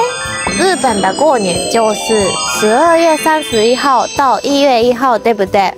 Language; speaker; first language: Chinese; non-native, fluent; Japanese